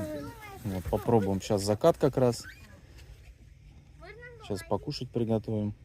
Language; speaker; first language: Russian; native; Russian